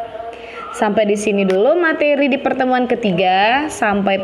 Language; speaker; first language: Indonesian; native; Indonesian